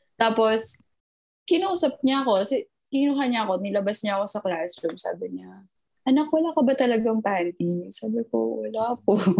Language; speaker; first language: Filipino; early bilingual, heritage; Filipino